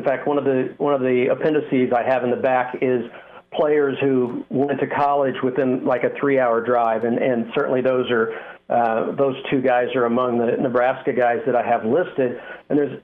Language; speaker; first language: English; native; English